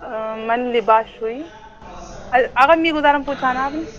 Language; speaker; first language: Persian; non-native, learner; Urdu